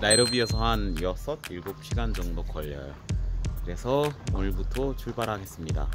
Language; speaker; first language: Korean; non-native, fluent; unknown